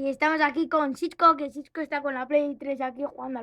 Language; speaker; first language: Spanish; native; Spanish